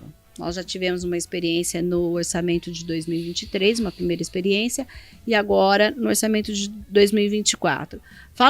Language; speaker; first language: Portuguese; native; Portuguese